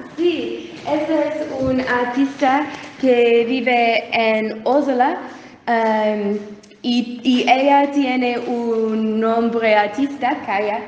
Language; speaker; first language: Spanish; non-native, learner; English